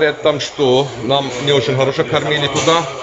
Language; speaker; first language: Russian; non-native, learner; Turkish